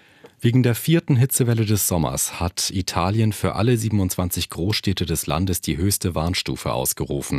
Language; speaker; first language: German; native; German